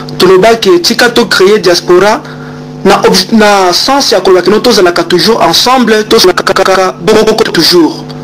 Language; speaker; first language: Lingala; native; Lingala